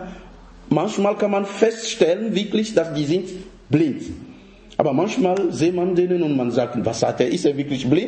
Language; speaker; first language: German; non-native, fluent; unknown